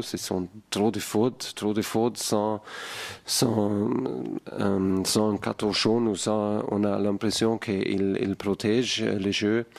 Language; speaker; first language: French; non-native, fluent; German